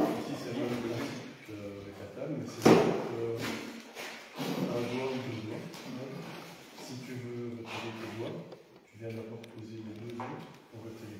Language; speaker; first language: French; native; French